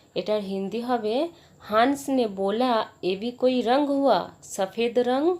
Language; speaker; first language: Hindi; non-native, local second language; Bangla